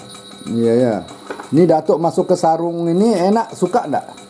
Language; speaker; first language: Indonesian; native; Indonesian